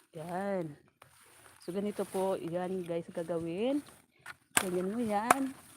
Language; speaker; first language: Filipino; non-native, local second language; Bikol